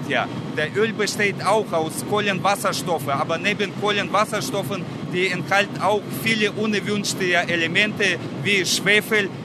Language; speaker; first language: German; non-native, fluent; Russian